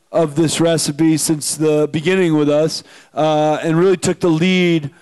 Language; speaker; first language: English; native; English